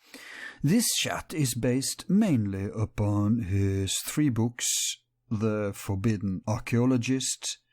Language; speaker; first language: English; non-native, fluent; Norwegian